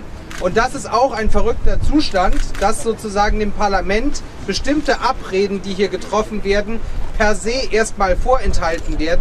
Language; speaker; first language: German; native; German